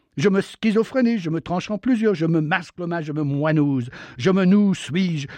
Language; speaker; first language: French; native; French